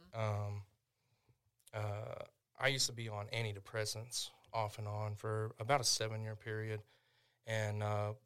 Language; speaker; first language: English; native; English